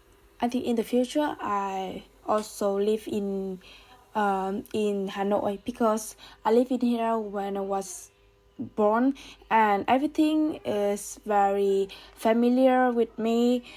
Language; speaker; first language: English; non-native, learner; Vietnamese